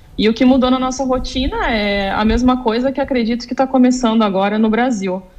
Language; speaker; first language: Portuguese; native; Portuguese